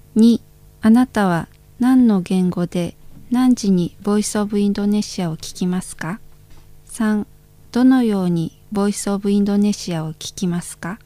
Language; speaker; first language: Japanese; non-native, fluent; Indonesian